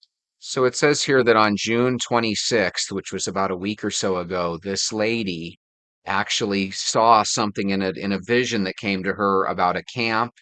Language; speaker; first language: English; native; English